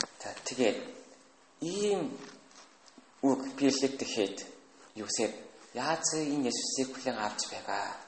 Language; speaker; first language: Mongolian; non-native, fluent; Korean